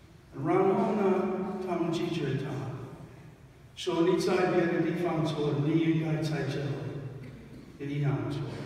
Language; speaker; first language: Chinese; non-native, fluent; English